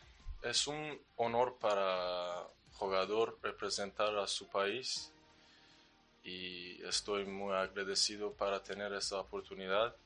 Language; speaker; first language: Spanish; non-native, learner; Persian